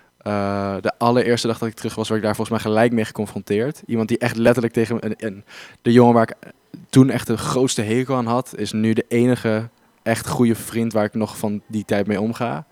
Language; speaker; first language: Dutch; native; Dutch